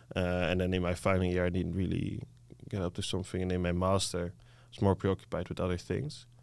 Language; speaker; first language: English; non-native, fluent; Dutch